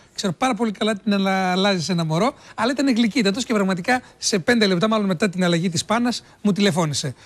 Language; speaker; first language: Greek; native; Greek